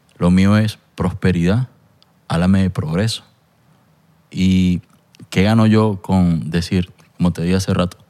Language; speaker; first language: Spanish; native; Spanish